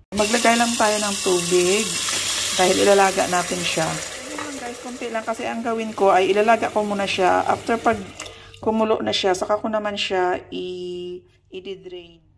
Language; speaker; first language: Filipino; non-native, local second language; Hiligaynon